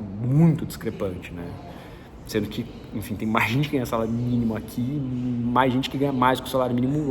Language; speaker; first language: Portuguese; native; Portuguese